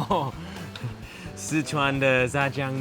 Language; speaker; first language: Chinese; non-native, learner; English